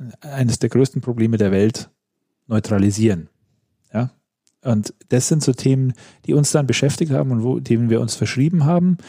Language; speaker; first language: German; native; German